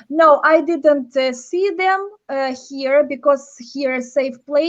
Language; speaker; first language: English; non-native, learner; Ukrainian